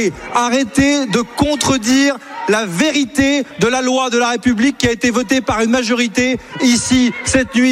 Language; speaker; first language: French; native; French